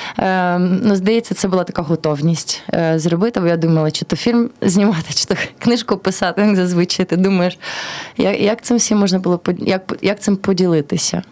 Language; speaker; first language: Ukrainian; early bilingual, heritage; Ukrainian